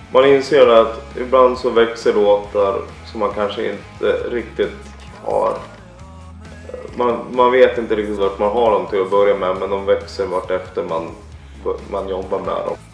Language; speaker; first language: Swedish; native; Swedish